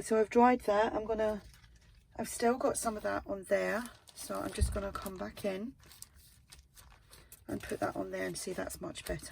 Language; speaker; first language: English; native; English